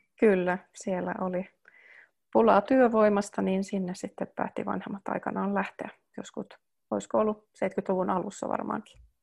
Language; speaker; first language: Finnish; early bilingual, heritage; Finnish